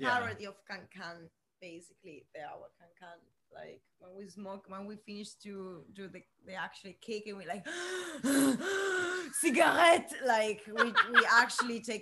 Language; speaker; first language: English; non-native, learner; Italian